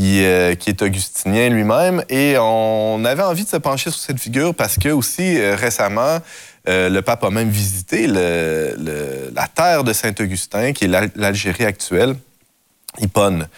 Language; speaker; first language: French; native; French